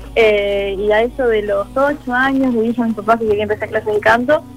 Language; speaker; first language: Spanish; native; Spanish